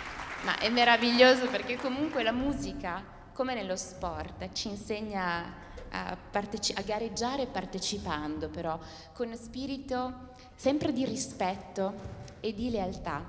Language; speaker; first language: Italian; native; Italian